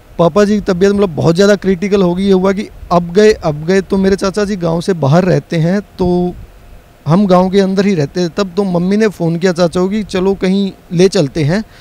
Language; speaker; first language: Hindi; native; Hindi